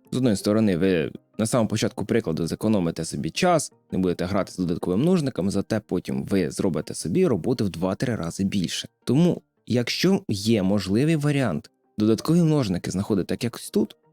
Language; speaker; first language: Ukrainian; native; Ukrainian